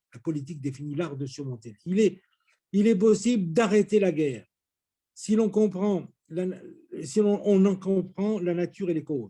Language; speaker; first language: French; native; French